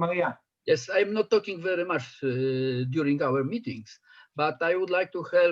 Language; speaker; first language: English; non-native, fluent; Polish